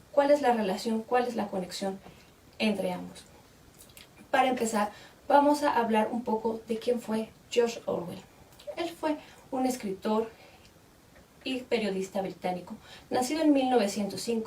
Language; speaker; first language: Spanish; native; Spanish